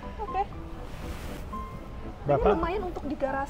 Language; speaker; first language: Indonesian; native; Indonesian